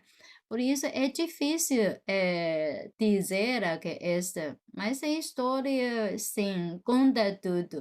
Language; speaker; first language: Portuguese; non-native, fluent; Chinese